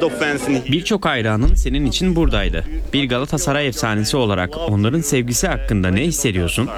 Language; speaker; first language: Turkish; native; Turkish